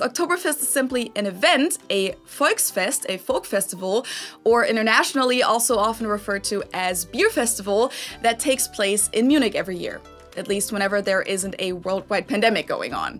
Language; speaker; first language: English; non-native, fluent; German